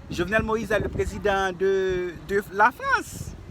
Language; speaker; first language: French; non-native, learner; Haitian Creole